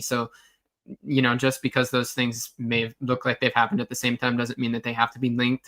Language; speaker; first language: English; native; English